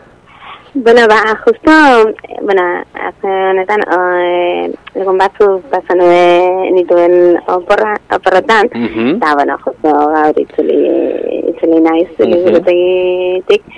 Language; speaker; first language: Basque; non-native, local second language; Spanish